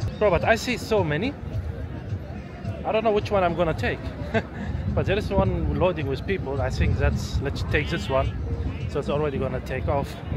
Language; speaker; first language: English; non-native, fluent; Arabic